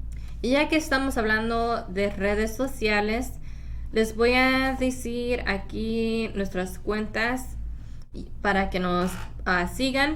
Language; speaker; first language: Spanish; early bilingual, heritage; Spanish